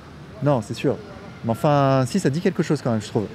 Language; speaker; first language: French; native; French